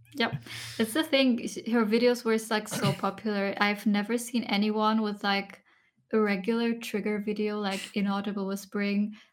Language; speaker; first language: English; non-native, fluent; Turkish